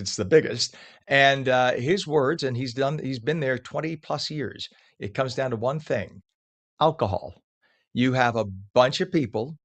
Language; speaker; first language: English; native; English